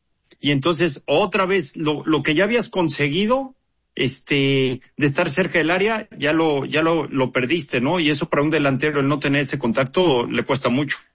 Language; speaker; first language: Spanish; native; Spanish